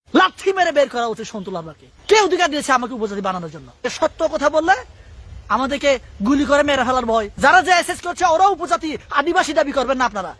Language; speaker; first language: Bangla; native; Bangla